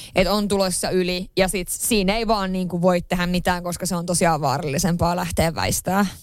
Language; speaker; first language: Finnish; early bilingual, heritage; Finnish